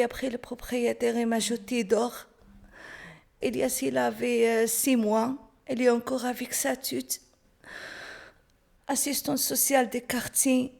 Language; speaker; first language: French; non-native, learner; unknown